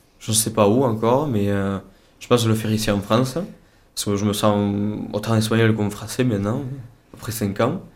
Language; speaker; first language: French; non-native, fluent; Spanish